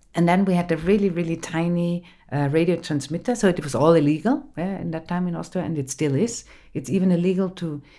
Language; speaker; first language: English; non-native, fluent; German